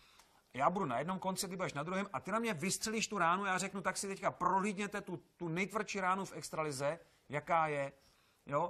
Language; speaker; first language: Czech; native; Czech